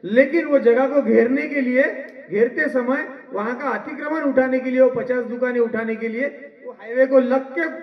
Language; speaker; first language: Hindi; non-native, local second language; Marathi